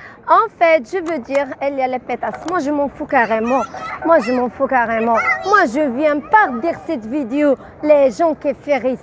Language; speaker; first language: French; non-native, learner; Arabic